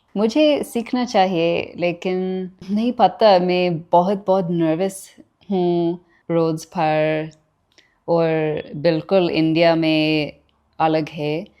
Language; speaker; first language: Hindi; non-native, learner; English